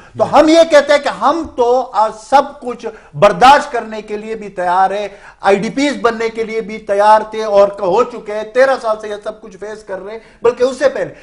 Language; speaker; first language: Urdu; non-native, local second language; Pashto